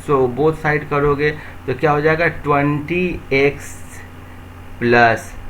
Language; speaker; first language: Hindi; native; Hindi